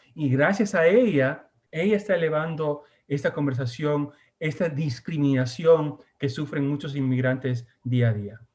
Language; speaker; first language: Spanish; early bilingual, heritage; Spanish